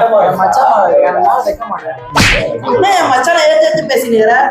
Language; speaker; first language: Tamil; native; Tamil